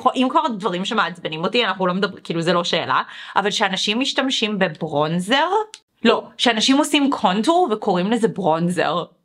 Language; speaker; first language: Hebrew; early bilingual, other home language; English